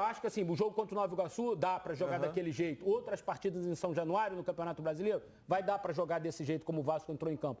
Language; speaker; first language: Portuguese; native; Portuguese